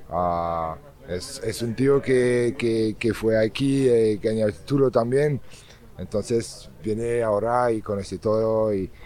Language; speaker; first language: Spanish; non-native, learner; French